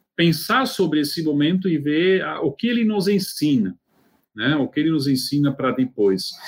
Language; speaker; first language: Portuguese; non-native, fluent; Swiss German